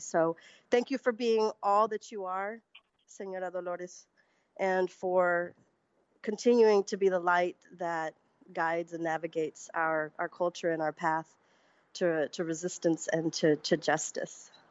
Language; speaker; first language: English; early bilingual, other home language; Spanish